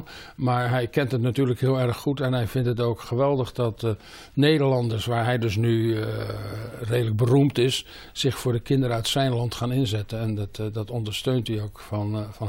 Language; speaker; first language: Dutch; native; Dutch